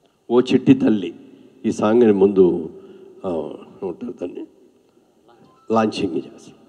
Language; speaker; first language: Telugu; native; Telugu